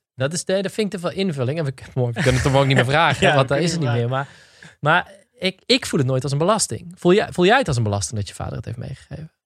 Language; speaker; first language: Dutch; native; Dutch